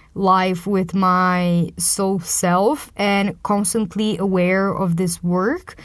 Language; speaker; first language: English; non-native, fluent; Portuguese